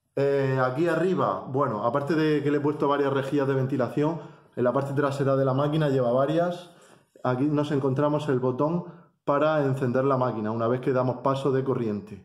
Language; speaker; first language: Spanish; native; Spanish